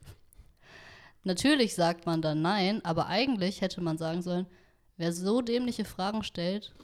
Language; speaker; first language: German; early bilingual, other home language; Vietnamese